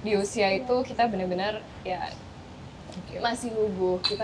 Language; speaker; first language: Indonesian; non-native, fluent; English